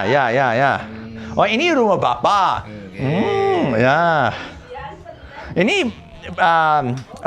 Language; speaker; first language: Indonesian; non-native, fluent; English